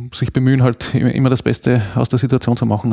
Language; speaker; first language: German; native; German